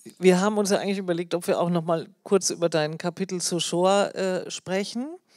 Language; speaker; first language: German; native; German